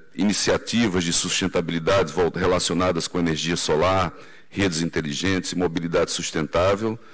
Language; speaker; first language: Portuguese; native; Portuguese